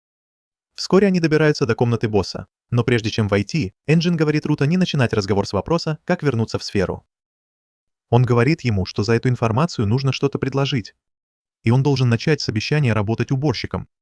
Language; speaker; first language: Russian; native; Russian